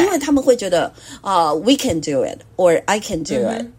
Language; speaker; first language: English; non-native, fluent; Chinese